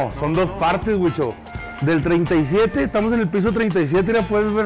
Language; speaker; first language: Spanish; native; Spanish